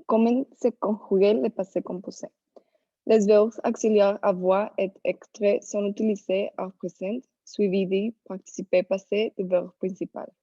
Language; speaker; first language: French; non-native, learner; Spanish